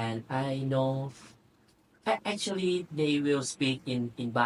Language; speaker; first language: English; non-native, learner; Thai